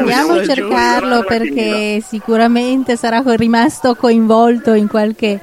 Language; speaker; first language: Italian; native; Italian